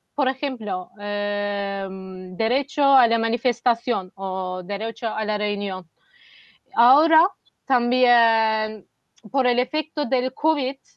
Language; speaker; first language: Spanish; non-native, fluent; Turkish